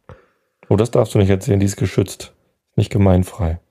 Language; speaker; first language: German; native; German